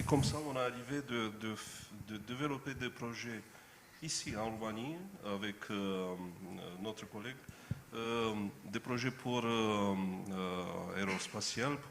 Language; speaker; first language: French; non-native, fluent; Romanian